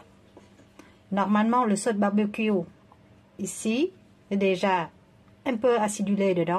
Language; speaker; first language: French; non-native, fluent; Vietnamese